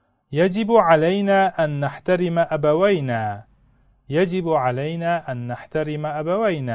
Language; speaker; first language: Arabic; non-native, fluent; Uzbek